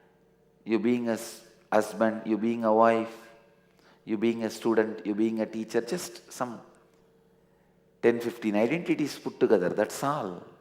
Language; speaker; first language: English; non-native, local second language; Tamil